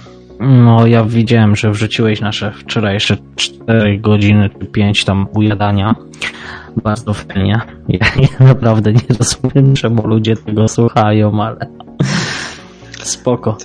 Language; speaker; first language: Polish; native; Polish